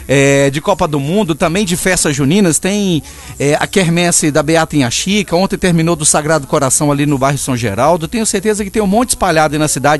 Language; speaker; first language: Portuguese; native; Portuguese